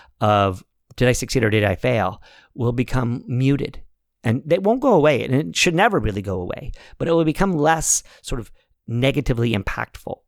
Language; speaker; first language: English; native; English